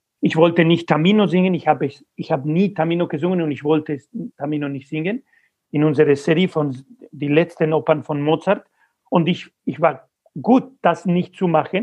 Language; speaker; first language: German; non-native, fluent; Spanish